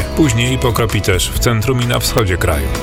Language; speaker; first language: Polish; native; Polish